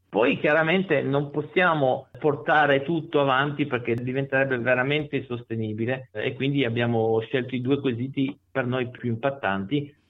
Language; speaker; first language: Italian; native; Italian